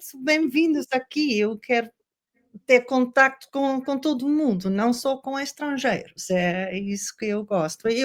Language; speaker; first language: Portuguese; non-native, learner; Dutch